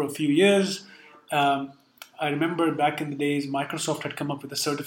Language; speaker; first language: English; non-native, local second language; Urdu